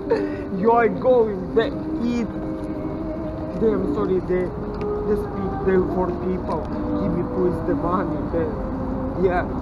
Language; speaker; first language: English; non-native, learner; Russian